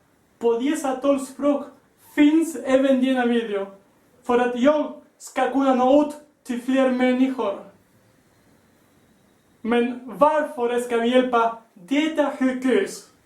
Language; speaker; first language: Swedish; non-native, learner; Spanish